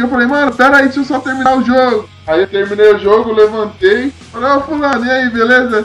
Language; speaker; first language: Portuguese; native; Portuguese